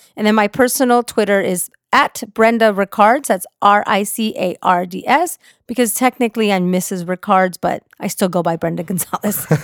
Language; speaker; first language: English; early bilingual, other home language; Spanish